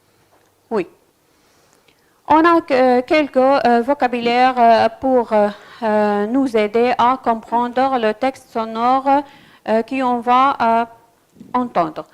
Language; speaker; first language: French; non-native, fluent; Arabic